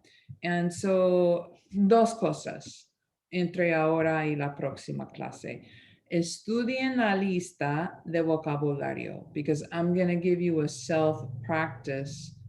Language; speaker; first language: Spanish; non-native, fluent; English